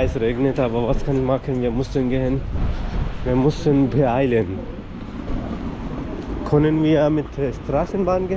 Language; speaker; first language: German; non-native, learner; Hindi